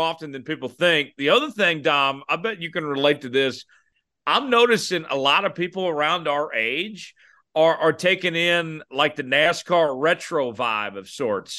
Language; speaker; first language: English; native; English